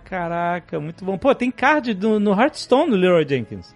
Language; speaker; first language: Portuguese; native; Portuguese